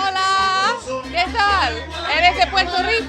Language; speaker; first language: Spanish; non-native, learner; English